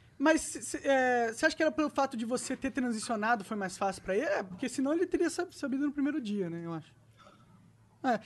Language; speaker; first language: Portuguese; native; Portuguese